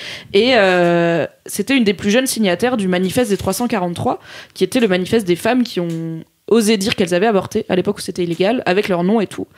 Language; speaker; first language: French; native; French